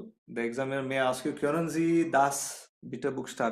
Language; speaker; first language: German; non-native, fluent; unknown